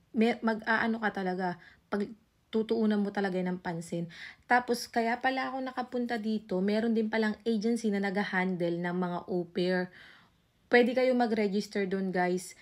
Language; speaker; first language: Filipino; native; Filipino